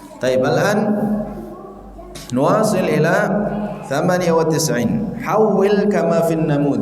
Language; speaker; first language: Arabic; non-native, fluent; Indonesian